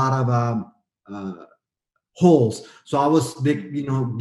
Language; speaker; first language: English; non-native, fluent; Sinhala